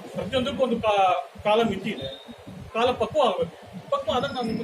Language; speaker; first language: Kannada; native; Kannada